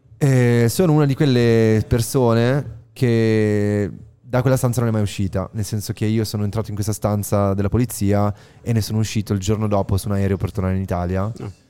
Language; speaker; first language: Italian; native; Italian